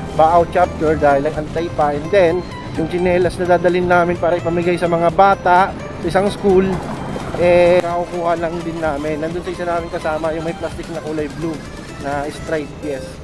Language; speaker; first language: Filipino; non-native, local second language; Bikol